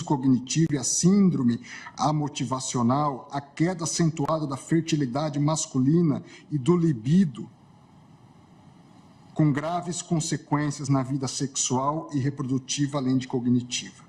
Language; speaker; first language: Portuguese; native; Portuguese